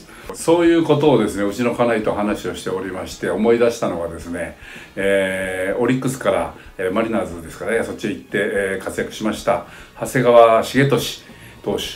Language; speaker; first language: Japanese; native; Japanese